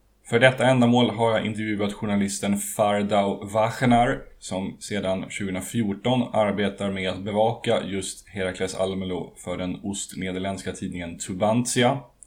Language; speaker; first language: Swedish; native; Swedish